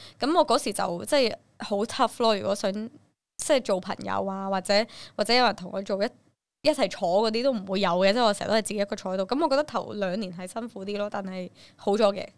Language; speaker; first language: Cantonese; early bilingual, other home language; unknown